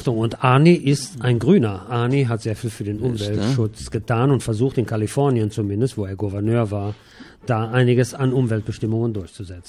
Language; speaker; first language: German; native; German